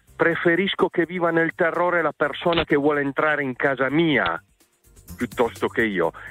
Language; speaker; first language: Italian; native; Italian